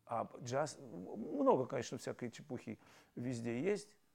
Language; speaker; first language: Russian; native; Russian